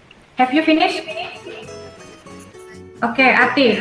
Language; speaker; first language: English; non-native, learner; Indonesian